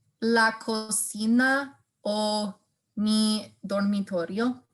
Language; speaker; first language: Spanish; non-native, learner; English